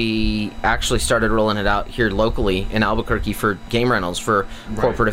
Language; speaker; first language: English; native; English